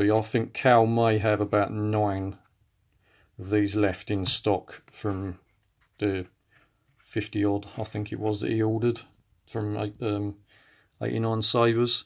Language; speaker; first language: English; native; English